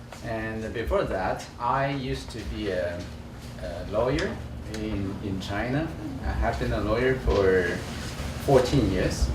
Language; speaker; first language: English; non-native, learner; Chinese